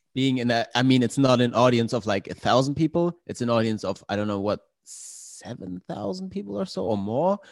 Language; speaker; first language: English; non-native, fluent; German